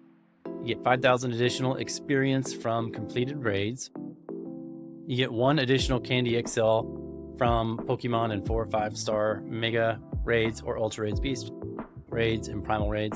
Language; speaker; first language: English; native; English